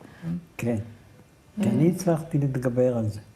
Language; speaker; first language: Hebrew; non-native, fluent; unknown